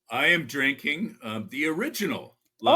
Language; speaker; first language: English; native; English